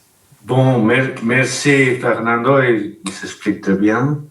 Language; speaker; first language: French; non-native, learner; Spanish